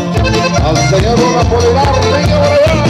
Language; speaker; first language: Spanish; native; Spanish